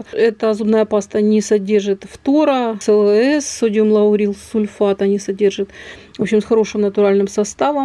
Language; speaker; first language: Russian; native; Russian